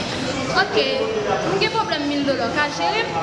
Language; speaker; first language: Portuguese; non-native, learner; Haitian Creole